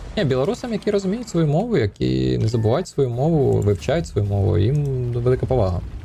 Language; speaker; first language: Ukrainian; native; Ukrainian